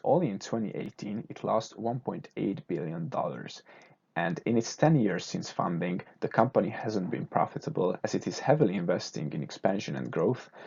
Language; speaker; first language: English; non-native, fluent; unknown